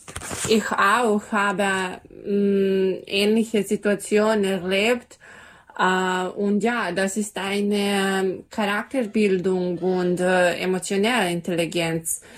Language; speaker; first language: German; non-native, learner; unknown